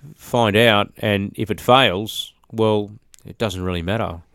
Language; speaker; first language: English; native; English